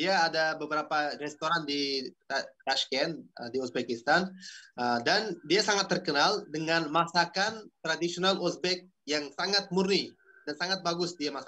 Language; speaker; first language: Indonesian; non-native, fluent; Uzbek